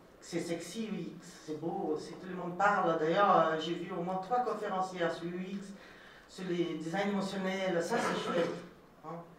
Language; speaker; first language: French; non-native, fluent; Portuguese